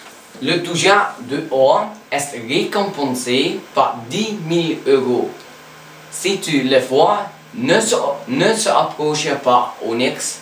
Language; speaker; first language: French; non-native, learner; English